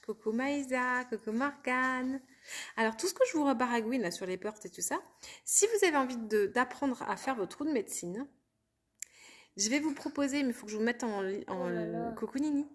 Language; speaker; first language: French; native; French